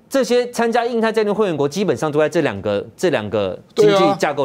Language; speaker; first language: Chinese; native; Chinese